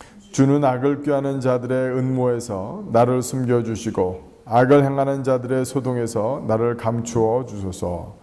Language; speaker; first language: Korean; native; Korean